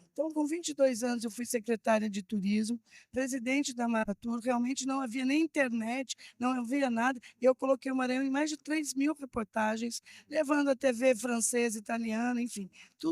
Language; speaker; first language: Portuguese; native; Portuguese